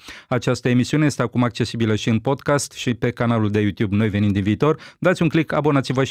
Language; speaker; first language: Romanian; native; Romanian